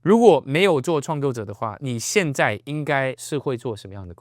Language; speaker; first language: Chinese; native; Chinese